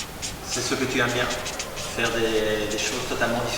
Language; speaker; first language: French; native; French